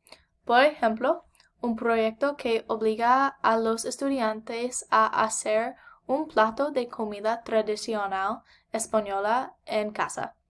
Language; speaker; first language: Spanish; non-native, learner; English